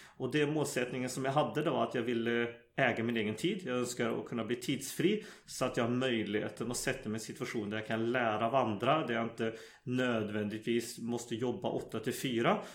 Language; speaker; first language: Swedish; native; Swedish